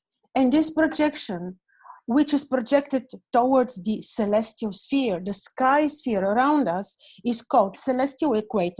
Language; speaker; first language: English; non-native, fluent; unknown